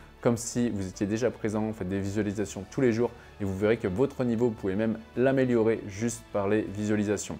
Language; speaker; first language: French; native; French